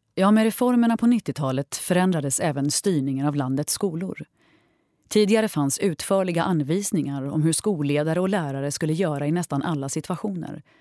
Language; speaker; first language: Swedish; native; Swedish